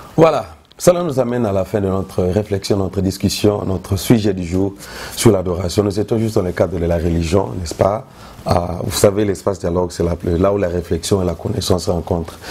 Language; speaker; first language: French; non-native, local second language; Lingala